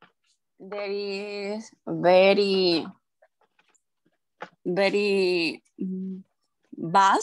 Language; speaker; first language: English; non-native, learner; Spanish